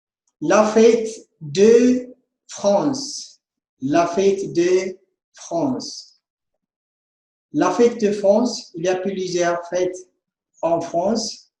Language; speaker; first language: French; non-native, fluent; Amharic